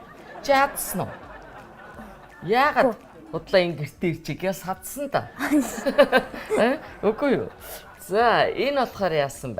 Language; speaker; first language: Mongolian; native; Mongolian